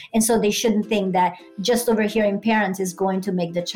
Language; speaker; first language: English; non-native, fluent; Italian